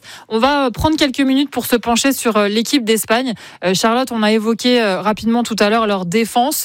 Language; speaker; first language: French; native; French